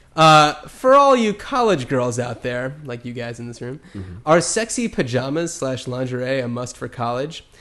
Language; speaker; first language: English; native; English